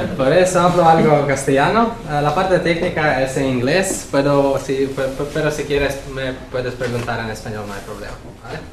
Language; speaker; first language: Spanish; non-native, learner; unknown